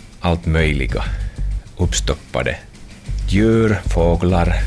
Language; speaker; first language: Swedish; non-native, local second language; Finnish